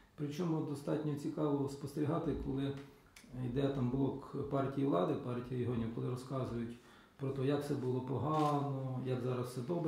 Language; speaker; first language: Ukrainian; native; Ukrainian